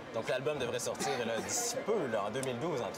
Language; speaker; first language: French; native; French